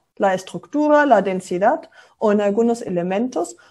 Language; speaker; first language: Spanish; non-native, fluent; German